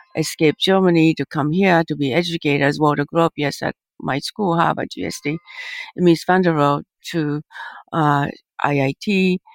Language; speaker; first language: English; early bilingual, other home language; Japanese